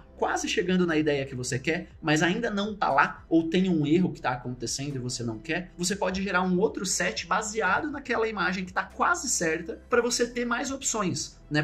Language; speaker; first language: Portuguese; native; Portuguese